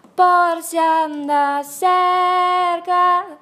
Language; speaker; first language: Spanish; native; Spanish